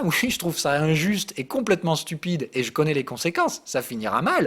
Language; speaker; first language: French; native; French